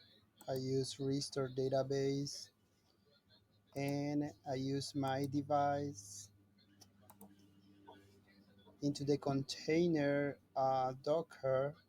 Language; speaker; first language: English; non-native, learner; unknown